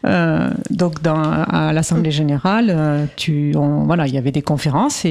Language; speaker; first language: French; native; French